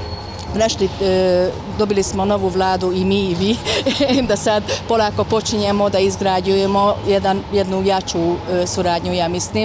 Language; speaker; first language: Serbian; non-native, fluent; Hungarian